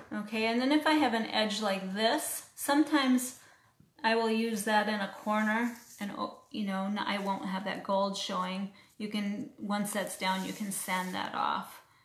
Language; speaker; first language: English; native; English